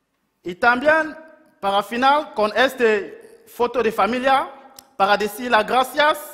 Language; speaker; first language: Spanish; non-native, local second language; French